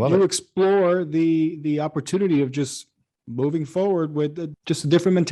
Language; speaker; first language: English; native; English